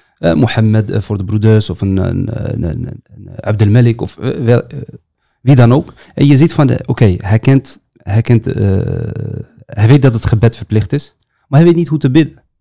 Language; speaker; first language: Dutch; early bilingual, other home language; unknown